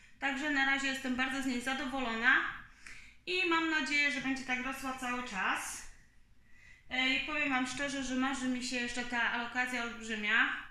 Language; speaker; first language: Polish; native; Polish